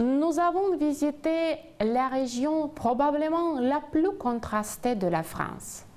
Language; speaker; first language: French; non-native, fluent; Ukrainian